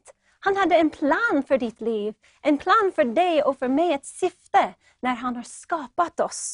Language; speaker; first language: Swedish; non-native, fluent; English